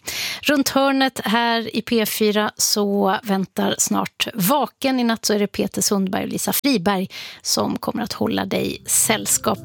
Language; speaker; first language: Swedish; native; Swedish